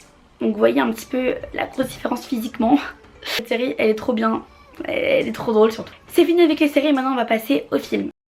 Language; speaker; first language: French; native; French